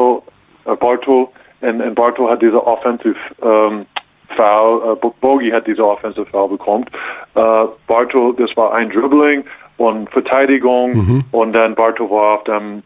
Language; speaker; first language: German; non-native, learner; English